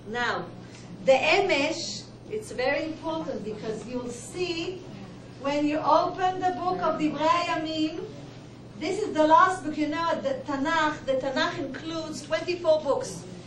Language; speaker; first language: English; non-native, fluent; Hebrew